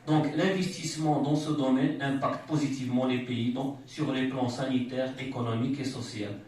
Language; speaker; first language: French; non-native, local second language; Arabic